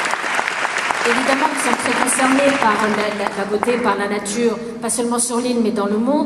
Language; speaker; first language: French; native; French